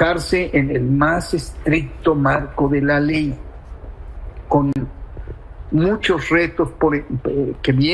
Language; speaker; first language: Spanish; native; Spanish